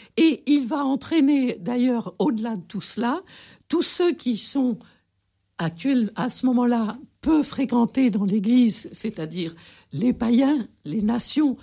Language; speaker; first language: French; native; French